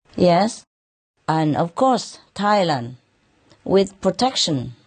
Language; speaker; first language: English; non-native, fluent; Vietnamese